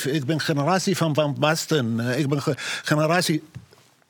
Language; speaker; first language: Dutch; non-native, learner; Arabic